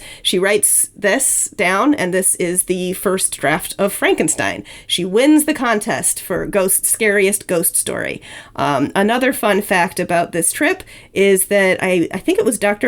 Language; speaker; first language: English; native; English